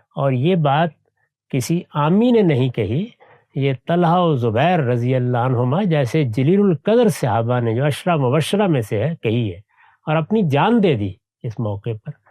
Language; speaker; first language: Urdu; native; Urdu